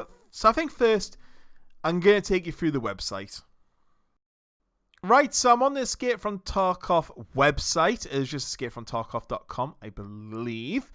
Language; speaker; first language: English; native; English